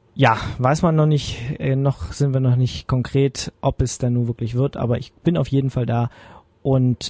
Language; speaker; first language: German; native; German